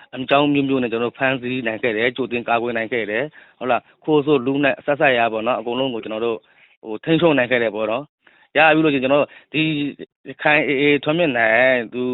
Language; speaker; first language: Burmese; native; Burmese